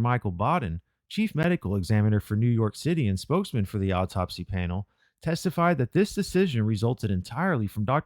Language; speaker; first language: English; native; English